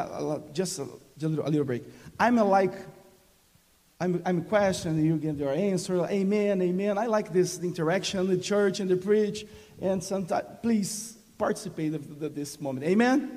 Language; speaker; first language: English; non-native, learner; Portuguese